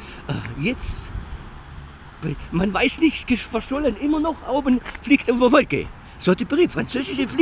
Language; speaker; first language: German; non-native, learner; Italian